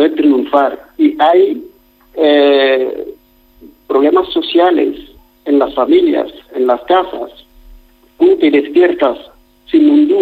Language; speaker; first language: Spanish; non-native, fluent; Wolof